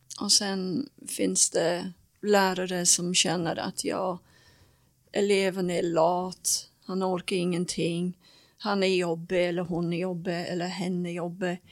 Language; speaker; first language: Swedish; non-native, fluent; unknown